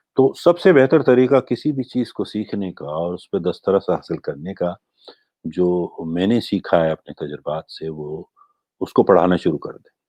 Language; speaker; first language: Urdu; non-native, local second language; Gujarati